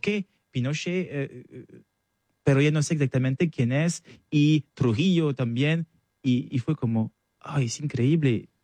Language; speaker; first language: Spanish; non-native, learner; French